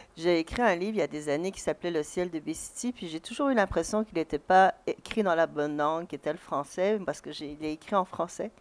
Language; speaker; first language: French; native; French